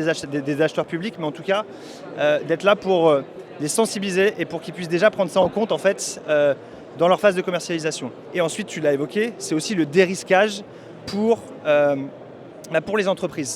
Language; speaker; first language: French; native; French